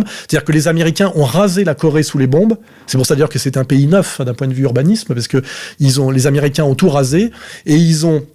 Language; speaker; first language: French; native; French